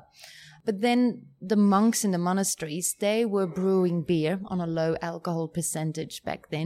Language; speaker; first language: English; non-native, fluent; Dutch